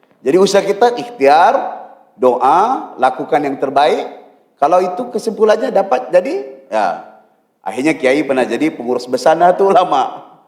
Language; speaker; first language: Malay; native; Malay